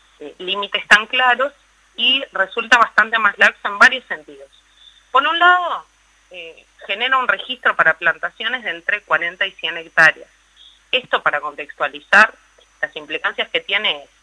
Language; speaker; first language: Spanish; native; Spanish